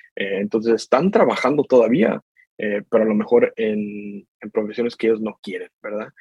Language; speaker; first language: Spanish; early bilingual, heritage; Spanish